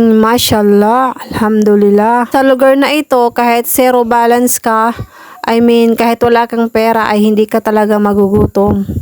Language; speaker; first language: Filipino; non-native, local second language; Cebuano